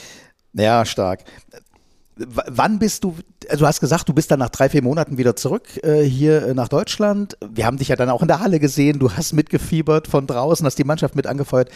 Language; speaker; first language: German; native; German